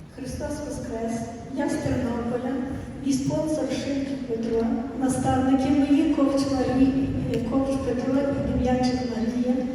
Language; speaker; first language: Ukrainian; native; Ukrainian